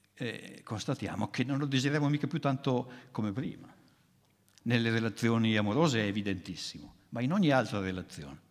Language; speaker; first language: Italian; native; Italian